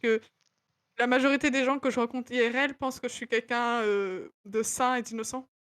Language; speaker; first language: French; native; French